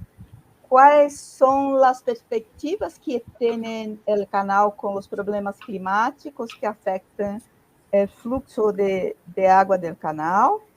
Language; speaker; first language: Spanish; non-native, fluent; Portuguese